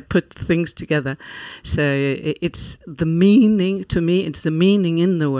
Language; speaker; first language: English; non-native, fluent; Faroese